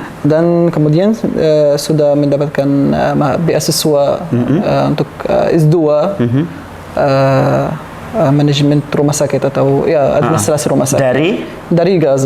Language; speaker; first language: Indonesian; non-native, learner; Arabic